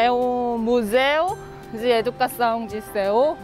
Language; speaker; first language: Portuguese; non-native, learner; Korean